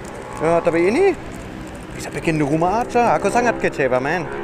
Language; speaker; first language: Indonesian; non-native, fluent; German